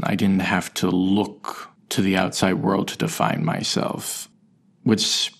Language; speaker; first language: English; native; English